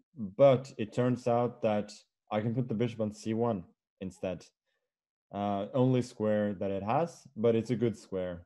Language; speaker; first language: English; non-native, fluent; Norwegian